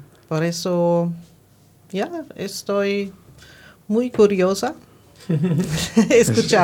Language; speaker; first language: Spanish; non-native, fluent; German